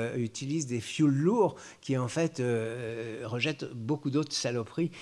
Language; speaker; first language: French; native; French